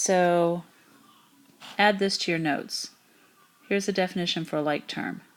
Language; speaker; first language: English; native; English